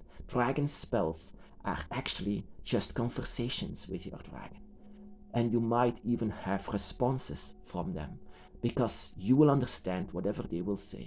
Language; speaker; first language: English; non-native, fluent; Dutch